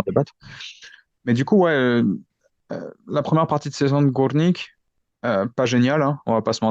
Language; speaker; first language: French; native; French